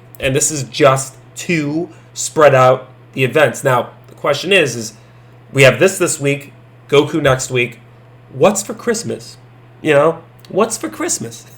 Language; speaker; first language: English; native; English